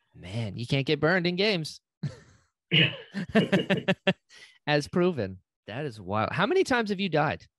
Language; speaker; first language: English; native; English